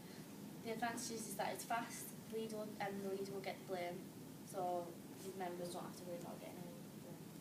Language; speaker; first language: English; native; English